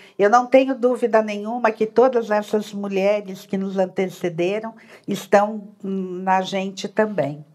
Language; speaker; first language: Portuguese; native; Portuguese